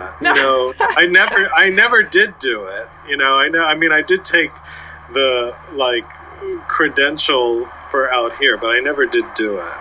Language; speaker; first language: English; native; English